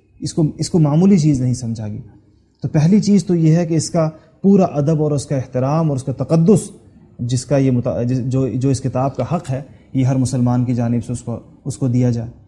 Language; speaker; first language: Urdu; non-native, local second language; Pashto